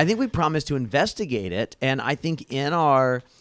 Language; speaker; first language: English; native; English